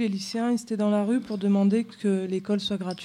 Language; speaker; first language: French; native; French